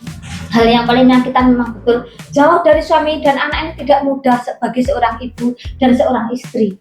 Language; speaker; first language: Indonesian; non-native, local second language; Javanese